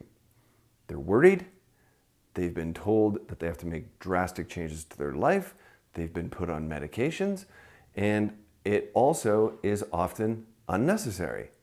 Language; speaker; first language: English; native; English